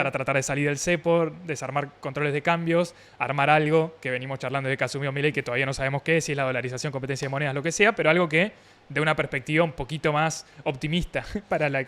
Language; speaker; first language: Spanish; native; Spanish